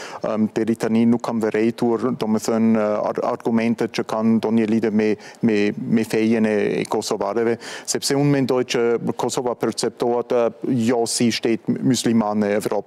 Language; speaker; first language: Albanian; non-native, fluent; German